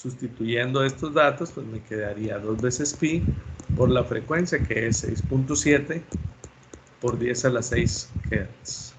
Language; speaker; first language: Spanish; native; Spanish